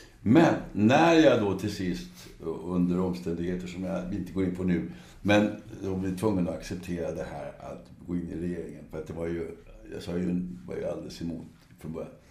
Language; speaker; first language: Swedish; native; Swedish